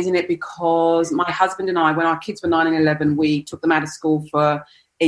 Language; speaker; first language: English; native; English